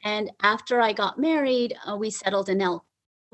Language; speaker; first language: English; early bilingual, other home language; Punjabi